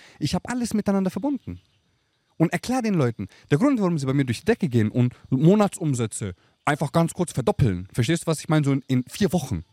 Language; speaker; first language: German; early bilingual, other home language; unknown